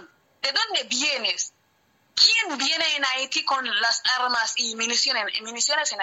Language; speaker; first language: Spanish; non-native, learner; Haitian Creole